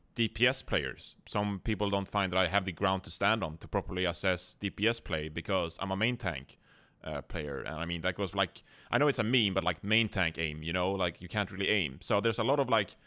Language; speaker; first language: English; non-native, fluent; Swedish